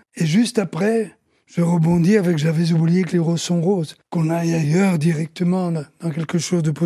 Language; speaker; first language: French; early bilingual, other home language; Italian